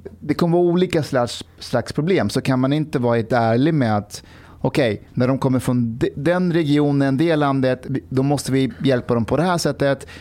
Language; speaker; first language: Swedish; early bilingual, other home language; Persian